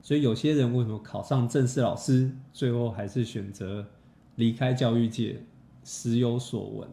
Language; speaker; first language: Chinese; native; Chinese